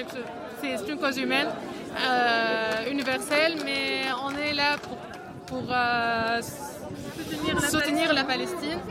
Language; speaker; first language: French; non-native, local second language; Arabic